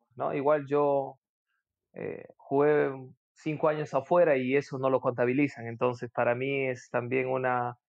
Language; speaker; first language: Spanish; native; Spanish